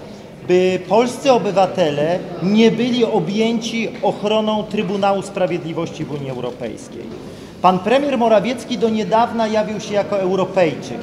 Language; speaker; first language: Polish; native; Polish